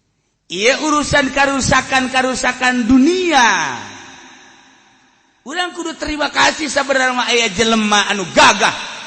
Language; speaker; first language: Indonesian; non-native, local second language; Sundanese